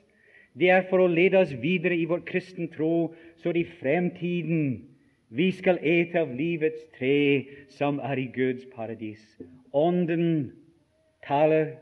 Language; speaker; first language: Norwegian; non-native, fluent; English